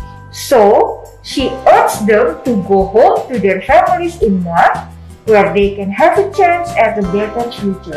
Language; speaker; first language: English; non-native, fluent; Indonesian